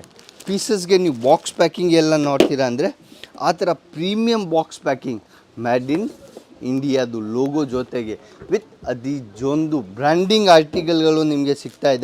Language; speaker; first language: Kannada; non-native, fluent; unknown